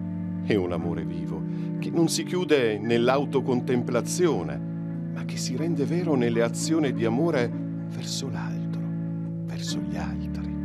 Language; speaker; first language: Italian; native; Italian